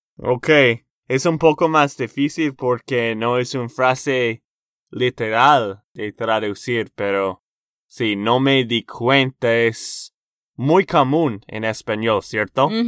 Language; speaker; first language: Spanish; non-native, fluent; English